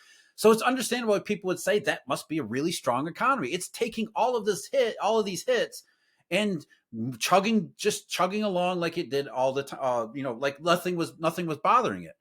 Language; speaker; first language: English; native; English